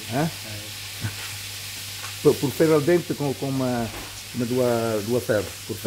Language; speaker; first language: French; non-native, learner; Italian